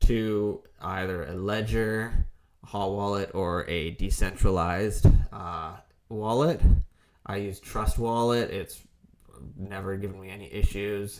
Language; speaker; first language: English; native; English